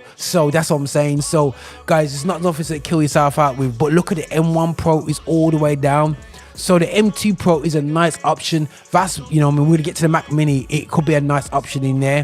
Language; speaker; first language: English; native; English